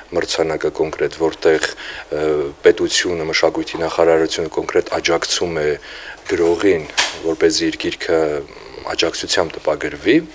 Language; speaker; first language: Armenian; native; Armenian